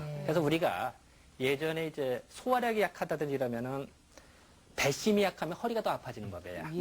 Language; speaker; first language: Korean; native; Korean